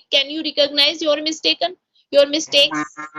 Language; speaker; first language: English; non-native, local second language; Hindi